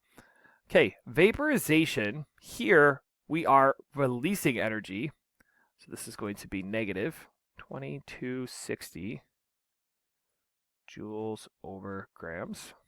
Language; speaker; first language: English; native; English